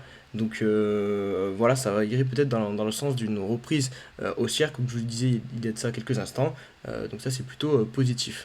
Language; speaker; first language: French; native; French